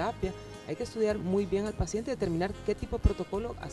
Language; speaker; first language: Spanish; native; Spanish